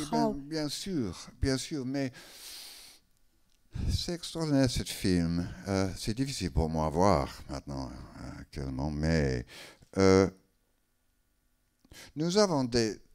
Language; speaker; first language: French; non-native, learner; English